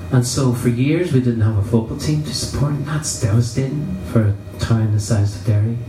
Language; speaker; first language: English; native; English